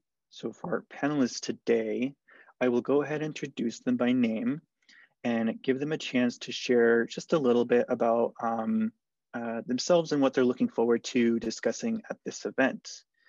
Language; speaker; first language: English; early bilingual, other home language; Spanish